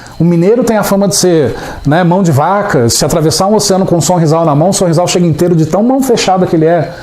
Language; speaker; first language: Portuguese; native; Portuguese